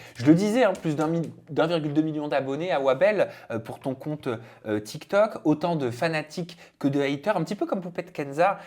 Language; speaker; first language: French; native; French